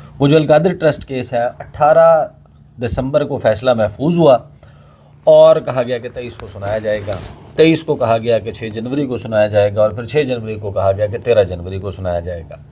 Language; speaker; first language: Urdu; native; Urdu